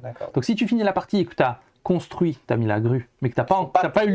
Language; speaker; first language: French; native; French